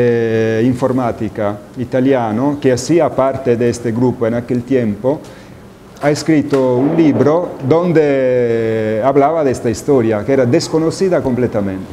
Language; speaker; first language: Spanish; non-native, fluent; Italian